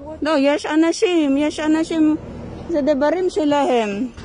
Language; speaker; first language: Hebrew; non-native, learner; Filipino